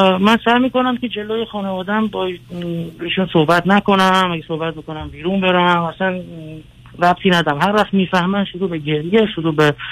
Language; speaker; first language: Persian; early bilingual, other home language; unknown